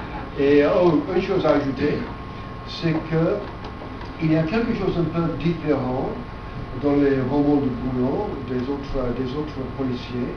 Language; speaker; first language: French; non-native, fluent; English